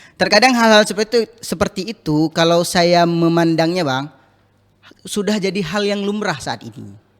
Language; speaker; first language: Indonesian; non-native, local second language; Minangkabau